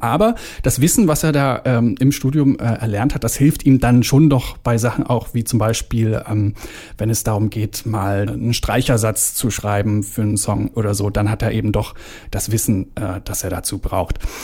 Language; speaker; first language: German; native; German